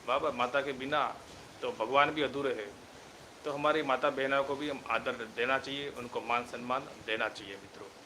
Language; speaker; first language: Hindi; non-native, local second language; Gujarati